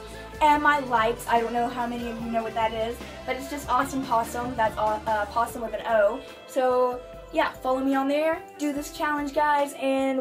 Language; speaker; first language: English; native; English